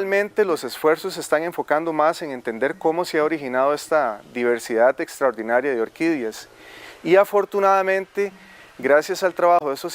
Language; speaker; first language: Spanish; native; Spanish